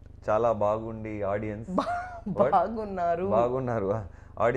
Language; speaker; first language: Telugu; non-native, learner; Tamil